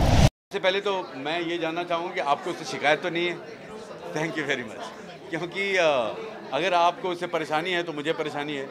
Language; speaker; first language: Hindi; native; Hindi